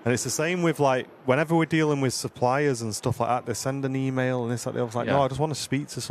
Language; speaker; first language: English; native; English